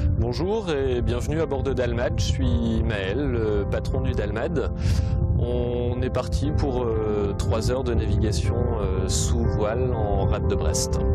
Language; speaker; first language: French; native; French